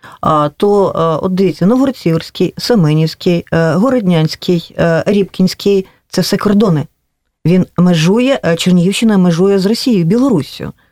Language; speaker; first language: Ukrainian; native; Ukrainian